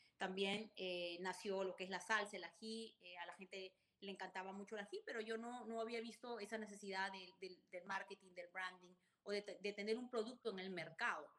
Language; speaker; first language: Spanish; native; Spanish